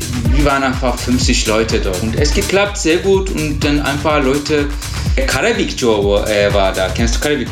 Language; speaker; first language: German; non-native, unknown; Turkish